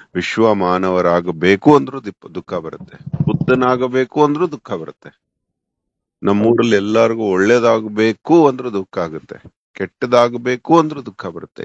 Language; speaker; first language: Kannada; native; Kannada